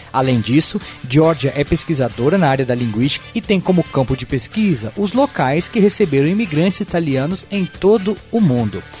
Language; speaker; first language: Portuguese; native; Portuguese